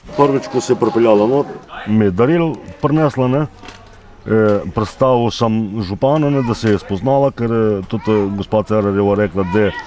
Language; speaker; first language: Slovenian; non-native, local second language; Romany